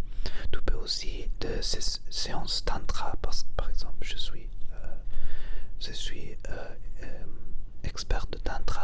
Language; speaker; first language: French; non-native, learner; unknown